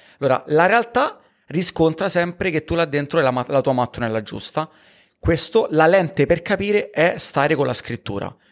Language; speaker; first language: Italian; native; Italian